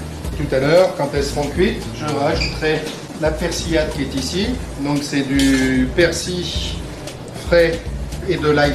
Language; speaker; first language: French; native; French